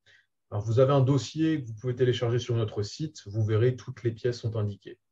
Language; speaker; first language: French; native; French